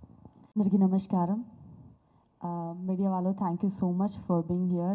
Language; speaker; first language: Telugu; non-native, fluent; Gujarati